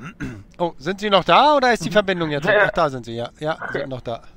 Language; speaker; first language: German; native; German